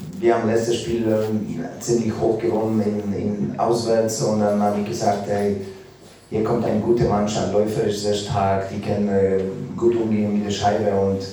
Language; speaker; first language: German; non-native, learner; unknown